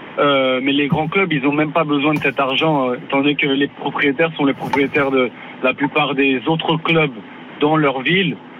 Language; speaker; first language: French; native; French